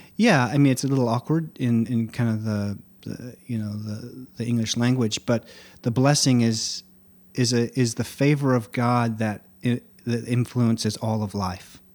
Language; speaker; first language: English; native; English